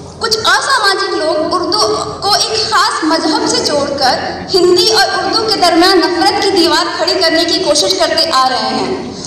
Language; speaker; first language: Urdu; non-native, local second language; Hindi